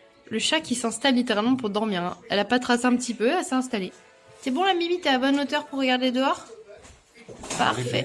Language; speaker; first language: French; native; French